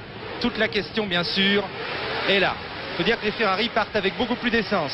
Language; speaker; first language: French; native; French